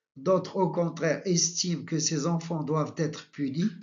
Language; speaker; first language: French; non-native, local second language; Arabic